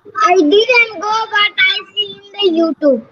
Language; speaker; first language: English; non-native, learner; Bangla